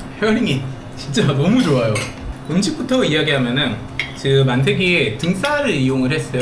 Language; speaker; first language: Korean; native; Korean